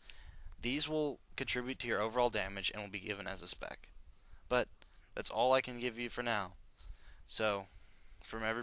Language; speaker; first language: English; native; English